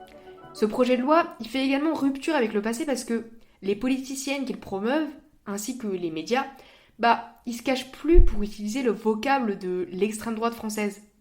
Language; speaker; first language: French; native; French